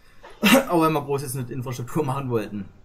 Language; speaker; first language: German; native; German